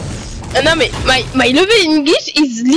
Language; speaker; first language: English; non-native, learner; French